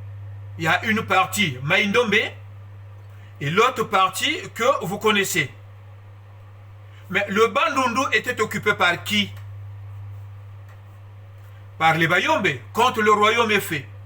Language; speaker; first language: French; non-native, local second language; Kongo